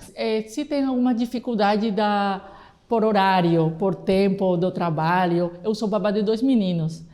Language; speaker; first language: Portuguese; non-native, fluent; Spanish